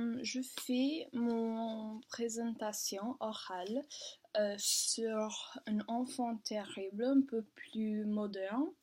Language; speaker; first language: French; non-native, learner; English